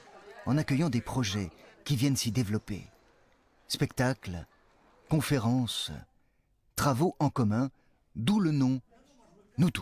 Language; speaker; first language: French; native; French